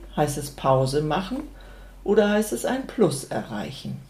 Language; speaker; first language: German; non-native, local second language; Low German